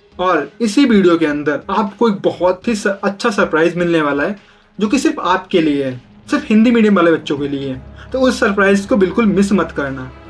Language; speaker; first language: Hindi; native; Hindi